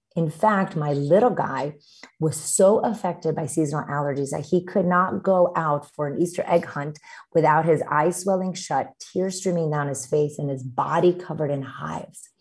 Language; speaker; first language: English; early bilingual, other home language; Romanian